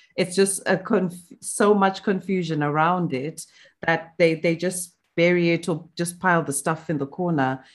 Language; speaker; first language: English; non-native, local second language; Shona